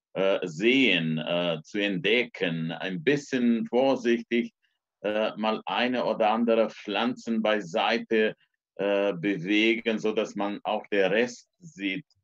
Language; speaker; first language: German; non-native, fluent; Romanian